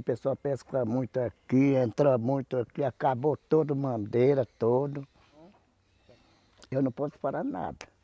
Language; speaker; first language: Portuguese; non-native, local second language; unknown